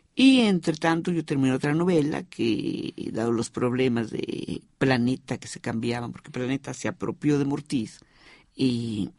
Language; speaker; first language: Spanish; native; Spanish